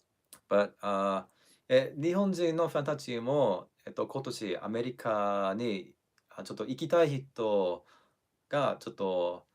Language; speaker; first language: Japanese; non-native, learner; English